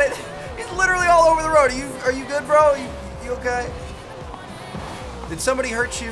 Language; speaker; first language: English; native; English